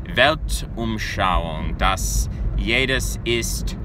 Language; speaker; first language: German; non-native, learner; English